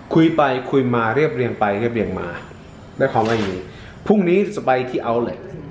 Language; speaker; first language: Thai; native; Thai